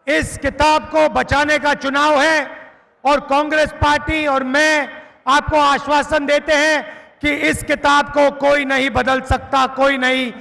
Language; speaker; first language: Hindi; native; Hindi